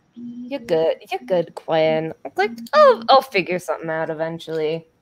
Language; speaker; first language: English; native; English